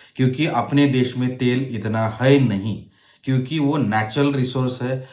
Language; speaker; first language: Hindi; non-native, local second language; Marathi